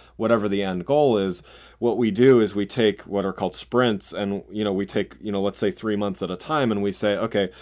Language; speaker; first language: English; native; English